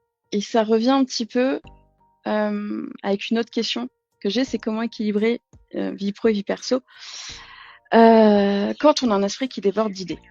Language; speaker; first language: French; native; French